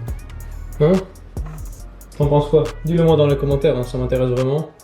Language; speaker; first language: French; native; French